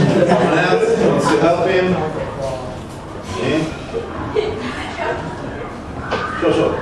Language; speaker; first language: English; non-native, learner; Italian